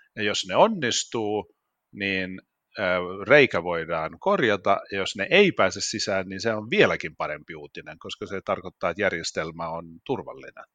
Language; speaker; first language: Finnish; non-native, local second language; Swedish